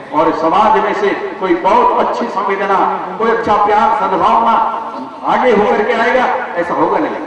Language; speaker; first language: Hindi; native; Hindi